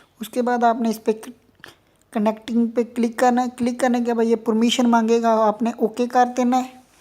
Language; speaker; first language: Urdu; non-native, local second language; Punjabi